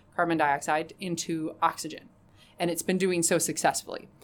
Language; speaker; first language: English; native; English